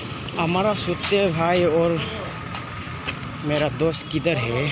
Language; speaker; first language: Hindi; non-native, local second language; Assamese